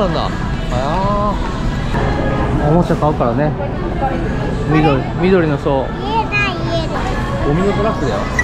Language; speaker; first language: Japanese; native; Japanese